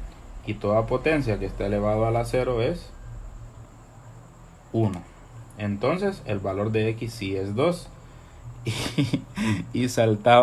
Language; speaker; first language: Spanish; native; Spanish